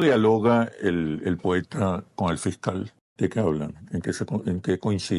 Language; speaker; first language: Spanish; native; Spanish